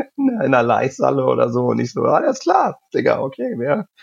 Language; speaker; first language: German; native; German